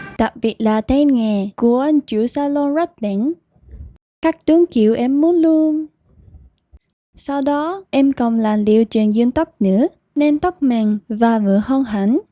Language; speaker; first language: Vietnamese; non-native, fluent; Japanese